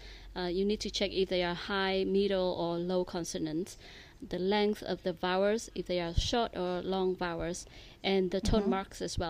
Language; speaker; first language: English; non-native, fluent; Vietnamese